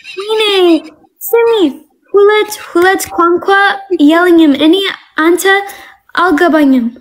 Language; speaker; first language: Amharic; non-native, learner; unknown